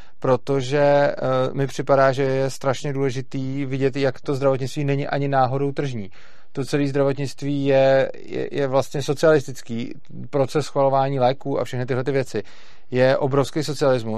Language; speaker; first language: Czech; native; Czech